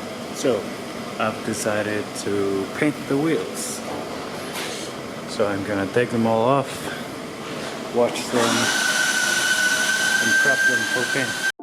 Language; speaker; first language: English; non-native, fluent; Icelandic